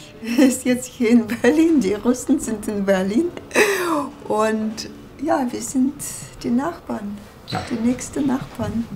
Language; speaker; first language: German; non-native, fluent; Russian